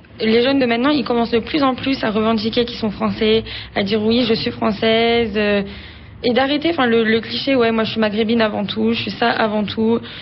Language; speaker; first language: French; early bilingual, other home language; Arabic